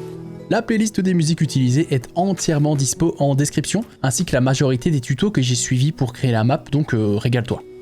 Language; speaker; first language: French; native; French